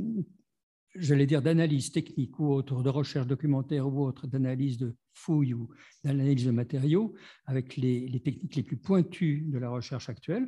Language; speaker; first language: French; native; French